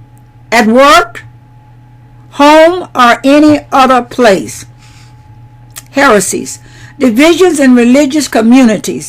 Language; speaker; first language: English; native; English